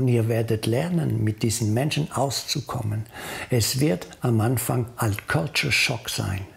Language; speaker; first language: German; non-native, fluent; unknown